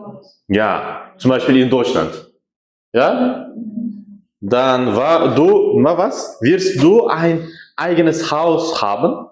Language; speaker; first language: German; non-native, fluent; Uzbek